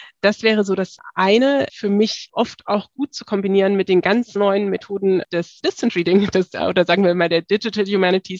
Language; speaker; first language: German; native; German